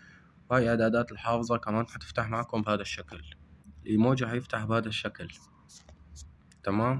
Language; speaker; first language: Arabic; native; Arabic